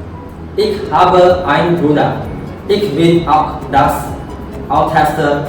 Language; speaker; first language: German; non-native, learner; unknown